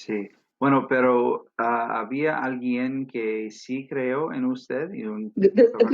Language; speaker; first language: Spanish; non-native, fluent; English